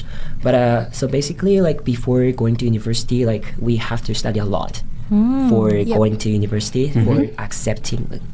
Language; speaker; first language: English; non-native, fluent; Japanese